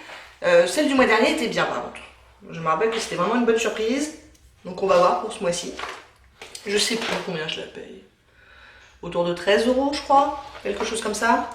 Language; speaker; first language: French; native; French